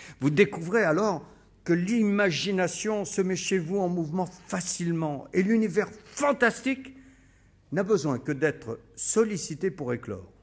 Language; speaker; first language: French; native; French